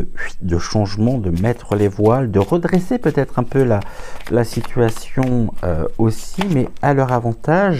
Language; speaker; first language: French; native; French